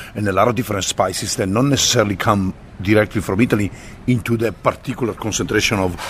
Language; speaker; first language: English; non-native, fluent; Italian